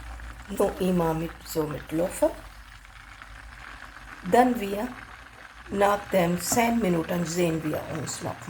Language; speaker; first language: German; non-native, learner; Hindi